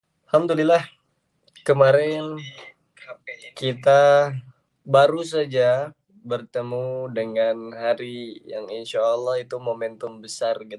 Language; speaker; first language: Indonesian; native; Indonesian